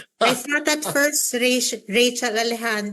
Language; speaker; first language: English; non-native, local second language; Filipino